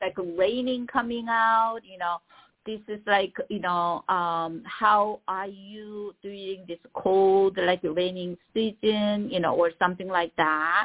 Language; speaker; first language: English; non-native, fluent; Korean